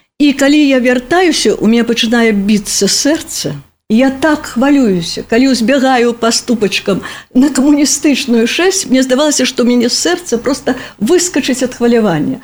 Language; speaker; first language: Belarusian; native; Belarusian